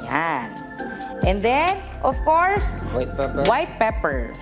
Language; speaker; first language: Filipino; native; Filipino